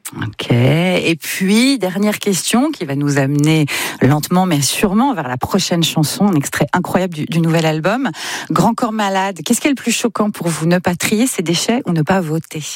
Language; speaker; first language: French; native; French